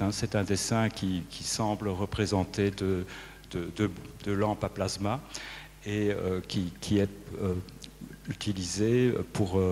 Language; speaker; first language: French; native; French